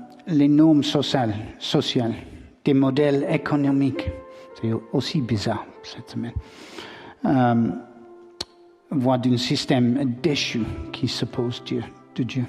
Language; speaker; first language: French; non-native, learner; English